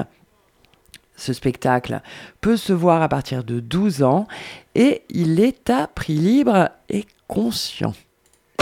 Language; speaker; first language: French; native; French